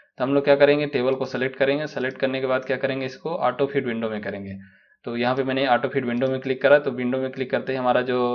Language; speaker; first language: Hindi; native; Hindi